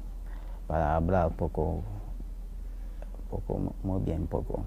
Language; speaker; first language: Spanish; non-native, learner; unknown